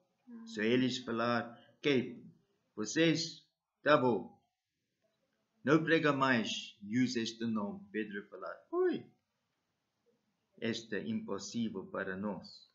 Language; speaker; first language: Portuguese; non-native, learner; English